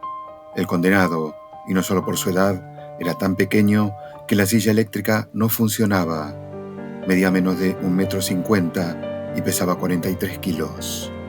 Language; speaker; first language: Spanish; native; Spanish